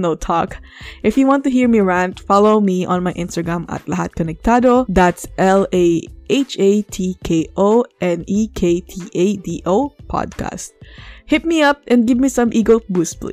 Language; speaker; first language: English; non-native, local second language; Filipino